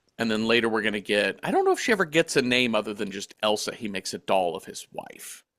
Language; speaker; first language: English; native; English